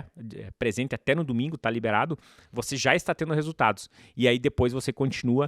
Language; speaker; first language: Portuguese; native; Portuguese